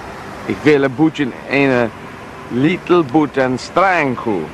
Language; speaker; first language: Dutch; non-native, learner; English